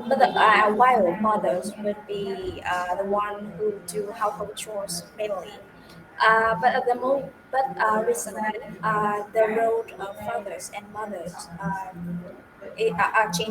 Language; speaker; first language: English; non-native, fluent; Vietnamese